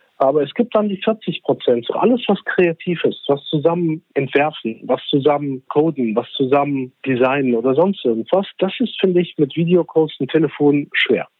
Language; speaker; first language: German; early bilingual, other home language; Turkish